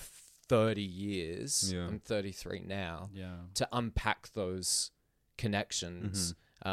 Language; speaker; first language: English; non-native, local second language; Filipino